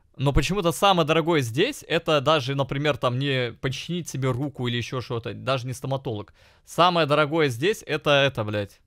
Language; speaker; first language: Russian; native; Russian